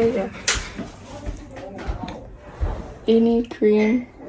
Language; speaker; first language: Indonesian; early bilingual, heritage; Indonesian